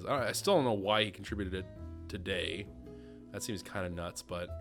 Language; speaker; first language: English; native; English